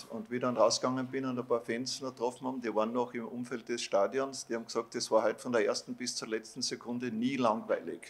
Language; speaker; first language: German; native; German